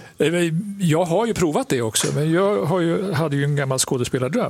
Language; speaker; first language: Swedish; native; Swedish